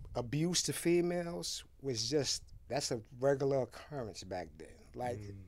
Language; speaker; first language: English; early bilingual, other home language; Haitian Creole